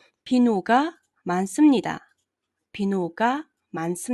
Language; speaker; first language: Korean; non-native, fluent; Mongolian